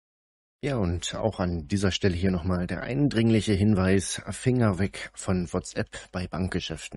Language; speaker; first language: German; native; German